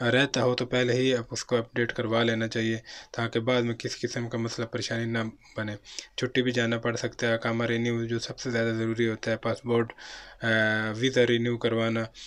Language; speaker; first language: Urdu; non-native, local second language; Punjabi